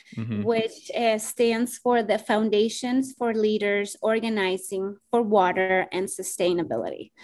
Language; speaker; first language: English; non-native, fluent; Spanish